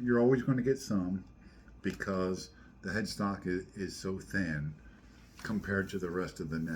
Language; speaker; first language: English; native; English